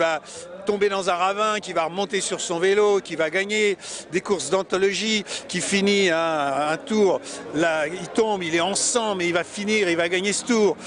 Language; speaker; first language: French; native; French